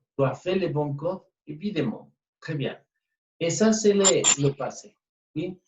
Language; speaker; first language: French; non-native, fluent; Spanish